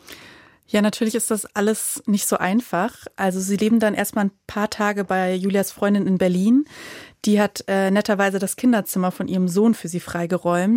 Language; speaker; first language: German; native; German